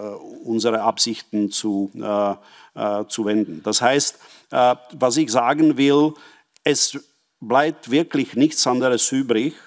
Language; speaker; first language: German; non-native, fluent; Czech